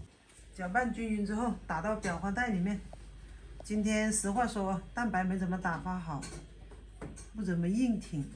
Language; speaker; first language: Chinese; native; Chinese